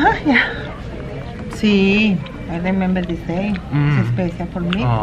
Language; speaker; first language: English; non-native, learner; Spanish